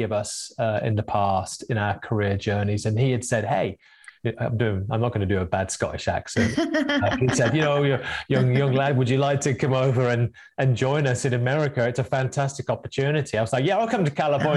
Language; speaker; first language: English; native; English